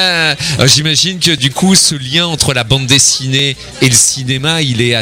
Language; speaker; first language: French; native; French